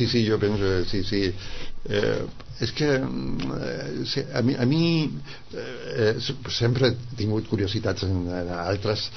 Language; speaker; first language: Catalan; non-native, fluent; Spanish